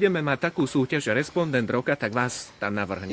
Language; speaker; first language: Slovak; native; Slovak